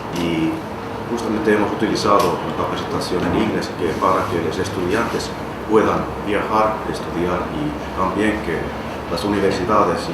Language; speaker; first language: Spanish; non-native, fluent; Finnish